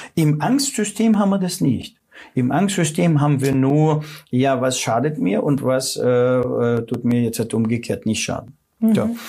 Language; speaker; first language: German; non-native, fluent; Russian